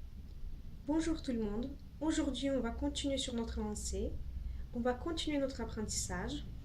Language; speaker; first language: French; non-native, fluent; Russian